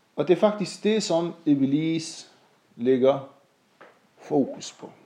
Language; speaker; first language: Danish; non-native, fluent; Arabic